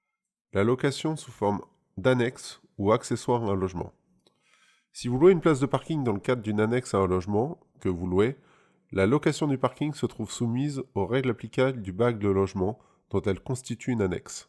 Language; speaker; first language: French; native; French